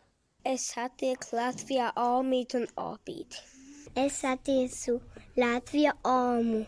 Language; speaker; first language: Latvian; early bilingual, heritage; Latvian